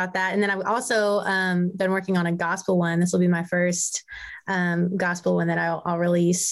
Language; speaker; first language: English; native; English